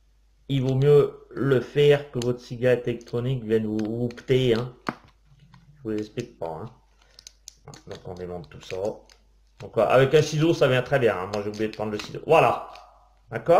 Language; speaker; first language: French; native; French